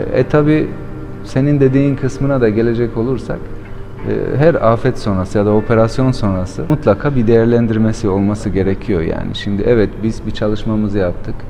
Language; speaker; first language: Turkish; non-native, fluent; Albanian